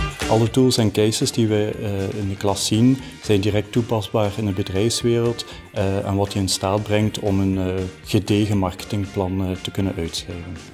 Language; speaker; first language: Dutch; native; Dutch